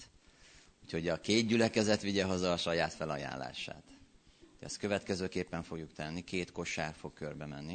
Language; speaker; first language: Hungarian; native; Hungarian